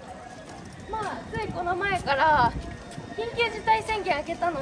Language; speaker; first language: Japanese; native; Japanese